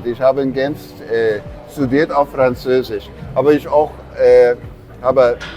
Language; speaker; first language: German; non-native, fluent; English